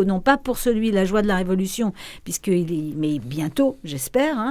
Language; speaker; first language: French; native; French